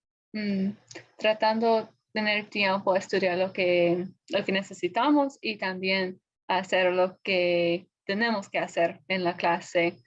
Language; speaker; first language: Spanish; non-native, fluent; English